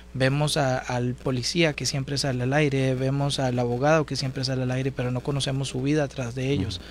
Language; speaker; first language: Spanish; native; Spanish